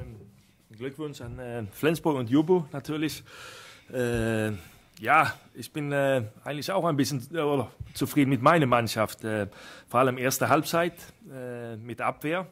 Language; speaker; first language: German; non-native, fluent; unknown